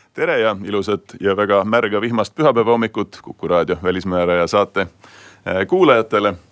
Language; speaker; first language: Estonian; native; Estonian